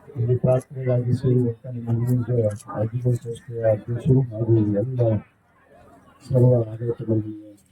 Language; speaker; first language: Kannada; native; Kannada